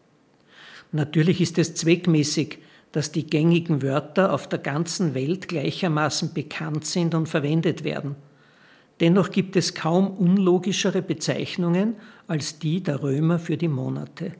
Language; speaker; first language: German; native; German